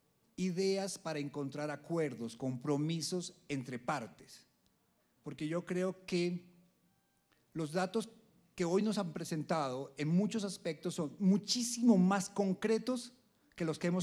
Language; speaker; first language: Spanish; native; Spanish